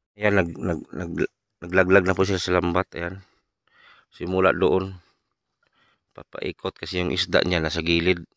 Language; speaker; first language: Filipino; non-native, local second language; Cebuano